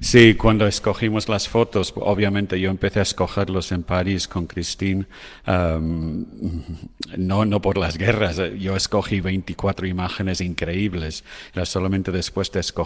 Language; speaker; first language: Spanish; non-native, fluent; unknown